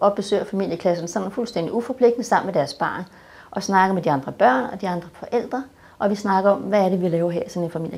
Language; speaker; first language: Danish; native; Danish